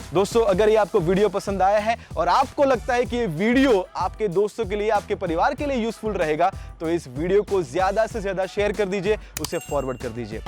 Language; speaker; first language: Hindi; non-native, local second language; Gujarati